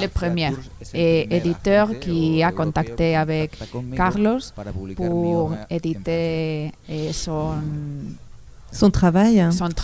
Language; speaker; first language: French; non-native, learner; Spanish